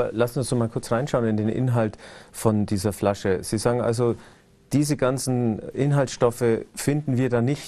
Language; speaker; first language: German; native; German